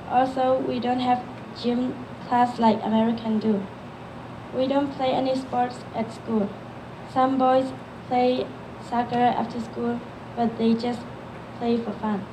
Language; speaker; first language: English; early bilingual, other home language; Burmese